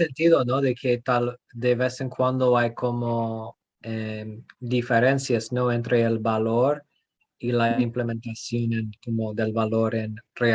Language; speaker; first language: Spanish; non-native, fluent; English